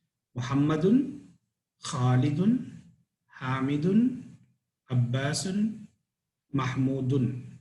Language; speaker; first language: Arabic; non-native, fluent; Tamil